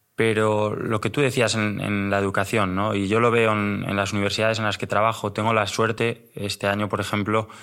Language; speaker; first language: Spanish; native; Spanish